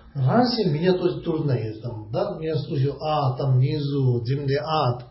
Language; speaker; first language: Russian; non-native, learner; Tibetan